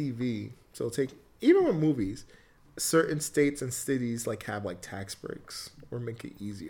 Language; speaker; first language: English; native; English